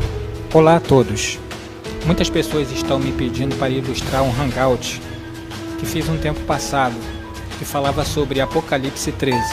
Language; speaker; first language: Portuguese; native; Portuguese